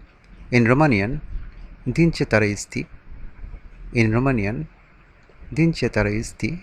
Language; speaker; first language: Romanian; non-native, learner; Bangla